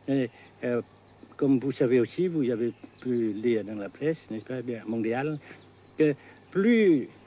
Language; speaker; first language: French; non-native, local second language; Vietnamese